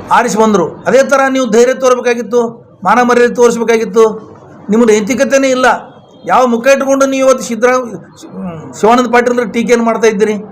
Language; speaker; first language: Kannada; native; Kannada